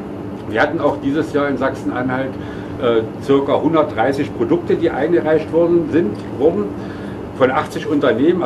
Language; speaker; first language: German; native; German